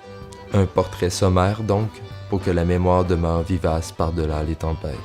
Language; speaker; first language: French; native; French